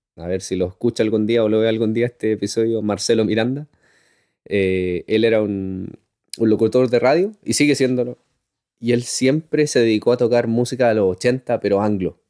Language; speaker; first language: Spanish; native; Spanish